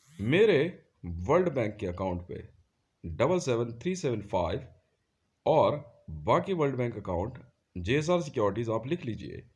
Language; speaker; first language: Hindi; native; Hindi